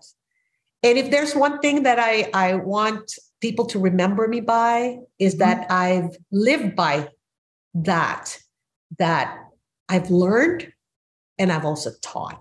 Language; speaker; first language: English; non-native, local second language; Filipino